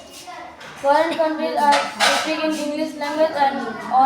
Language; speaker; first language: English; non-native, learner; Hindi